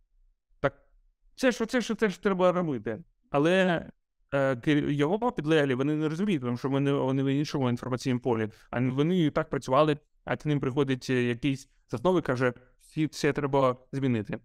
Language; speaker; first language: Ukrainian; non-native, local second language; Russian